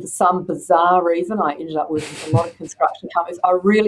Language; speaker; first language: English; native; English